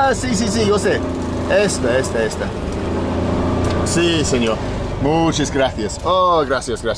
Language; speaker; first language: Spanish; non-native, learner; English